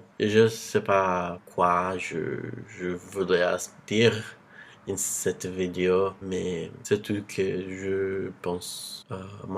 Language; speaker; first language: French; non-native, learner; Portuguese